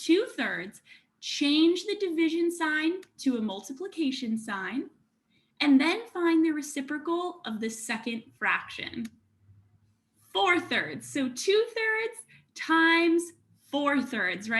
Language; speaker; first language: English; native; English